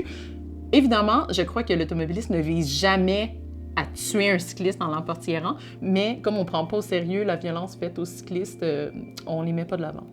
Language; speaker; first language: French; native; French